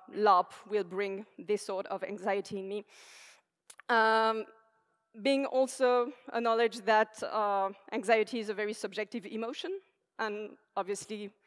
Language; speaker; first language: English; non-native, fluent; French